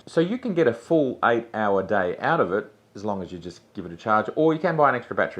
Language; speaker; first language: English; native; English